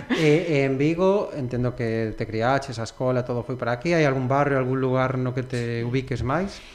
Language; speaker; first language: Galician; non-native, local second language; Spanish